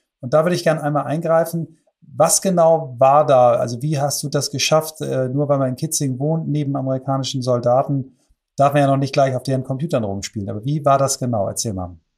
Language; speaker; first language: German; native; German